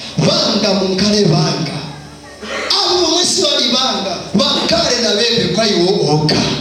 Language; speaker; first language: Nyanja; non-native, local second language; Tumbuka